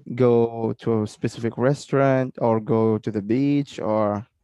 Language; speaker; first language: English; non-native, fluent; Arabic